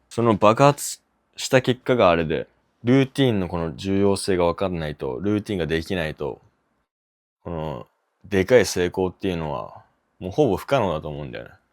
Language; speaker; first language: Japanese; native; Japanese